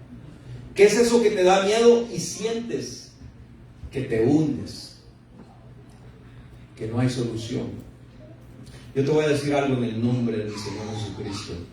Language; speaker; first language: Spanish; native; Spanish